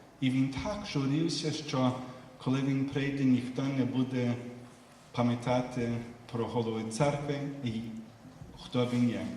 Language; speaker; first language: Ukrainian; early bilingual, heritage; Ukrainian